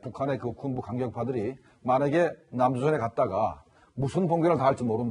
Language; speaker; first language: Korean; native; Korean